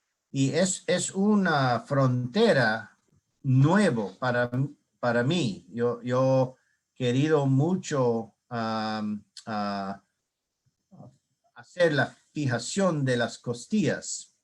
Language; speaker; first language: Spanish; non-native, learner; English